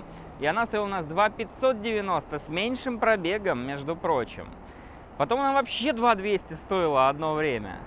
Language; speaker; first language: Russian; native; Russian